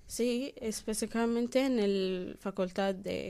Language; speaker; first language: Spanish; non-native, learner; Arabic